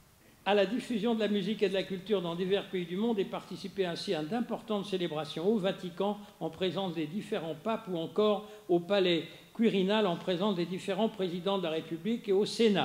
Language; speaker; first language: French; native; French